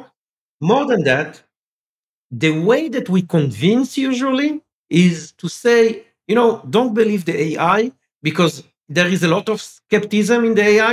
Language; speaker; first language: English; non-native, fluent; French